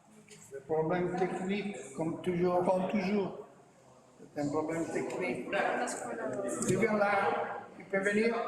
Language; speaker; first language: French; non-native, fluent; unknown